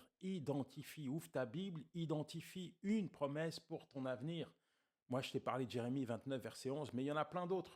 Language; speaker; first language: French; native; French